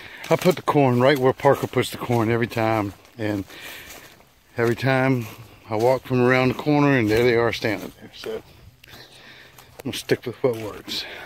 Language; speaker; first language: English; native; English